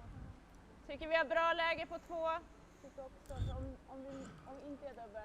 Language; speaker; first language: Swedish; native; Swedish